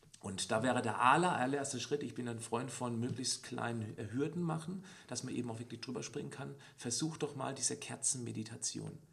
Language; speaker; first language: German; native; German